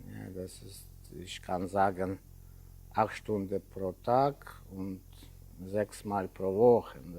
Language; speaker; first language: German; non-native, learner; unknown